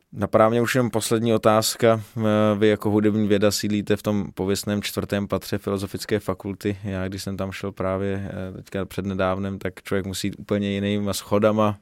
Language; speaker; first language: Czech; native; Czech